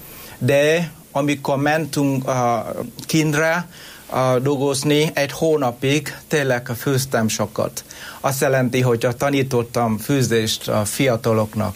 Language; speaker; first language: Hungarian; non-native, learner; Vietnamese